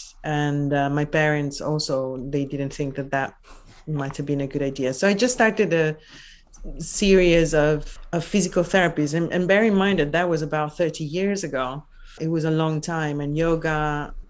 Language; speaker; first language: English; non-native, fluent; Italian